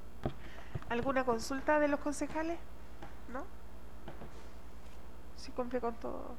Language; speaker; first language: Spanish; native; Spanish